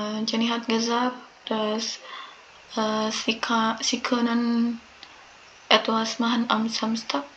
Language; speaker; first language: German; non-native, learner; Indonesian